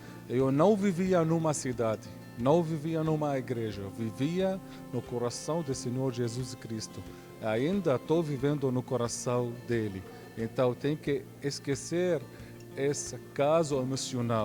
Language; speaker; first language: Portuguese; non-native, fluent; Arabic